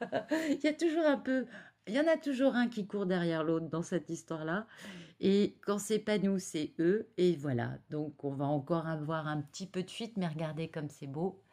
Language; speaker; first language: French; native; French